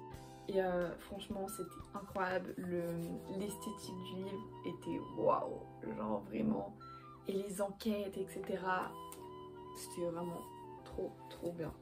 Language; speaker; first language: French; native; French